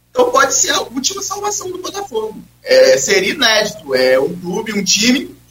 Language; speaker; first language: Portuguese; native; Portuguese